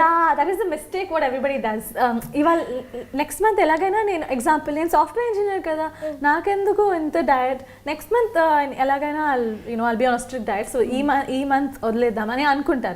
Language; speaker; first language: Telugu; non-native, local second language; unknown